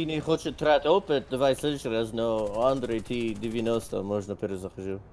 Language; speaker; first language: Russian; non-native, learner; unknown